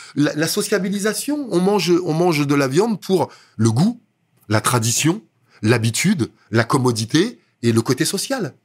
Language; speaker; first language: French; native; French